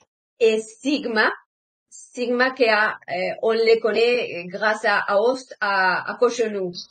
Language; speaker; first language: French; non-native, fluent; Spanish